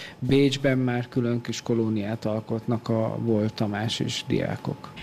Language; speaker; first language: Hungarian; native; Hungarian